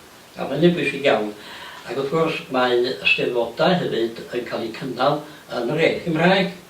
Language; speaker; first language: Welsh; native; Welsh